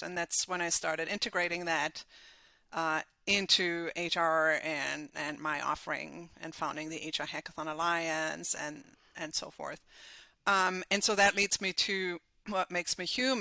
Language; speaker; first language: English; non-native, fluent; German